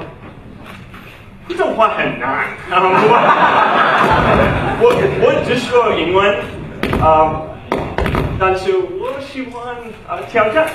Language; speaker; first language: Chinese; non-native, learner; English